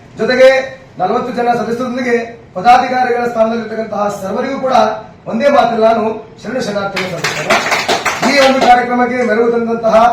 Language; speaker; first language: Kannada; non-native, local second language; Lambadi